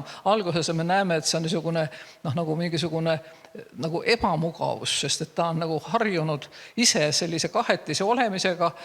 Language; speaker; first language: Estonian; native; Estonian